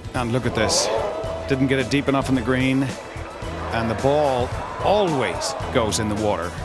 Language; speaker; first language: English; native; English